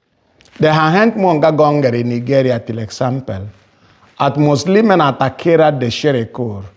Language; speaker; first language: Swedish; non-native, fluent; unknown